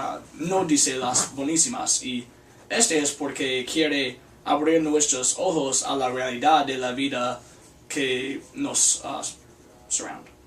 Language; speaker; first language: Spanish; non-native, learner; English